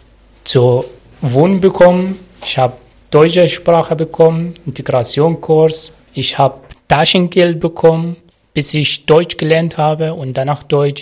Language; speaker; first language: German; non-native, learner; Arabic